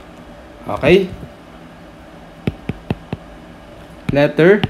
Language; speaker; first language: English; non-native, local second language; Filipino